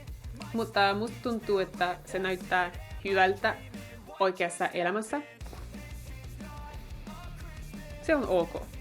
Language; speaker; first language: Finnish; non-native, fluent; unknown